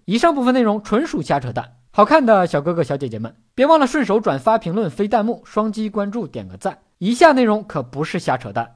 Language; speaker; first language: Chinese; native; Chinese